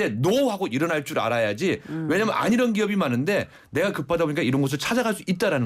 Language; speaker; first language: Korean; native; Korean